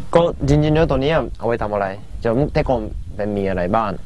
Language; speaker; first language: Thai; non-native, fluent; Japanese